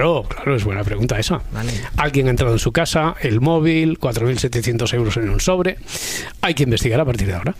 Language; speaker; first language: Spanish; native; Spanish